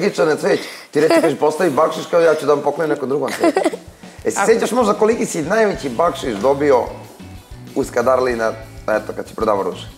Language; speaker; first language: Serbian; native; Serbian